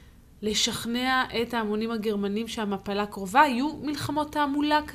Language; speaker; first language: Hebrew; native; Hebrew